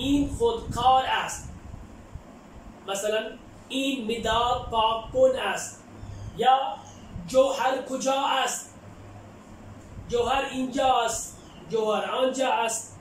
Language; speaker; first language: Persian; non-native, fluent; Urdu